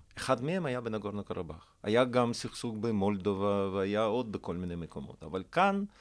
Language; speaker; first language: Hebrew; non-native, fluent; Russian